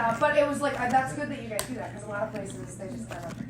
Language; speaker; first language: English; native; English